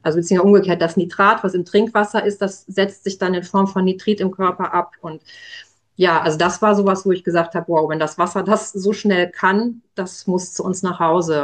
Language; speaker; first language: German; native; German